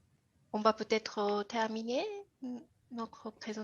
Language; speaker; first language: French; non-native, fluent; Japanese